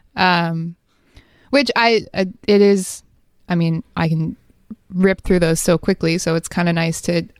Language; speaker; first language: English; native; English